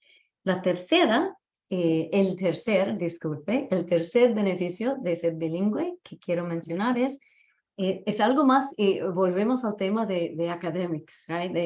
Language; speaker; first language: Spanish; non-native, fluent; English